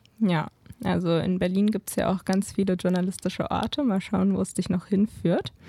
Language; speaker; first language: German; native; German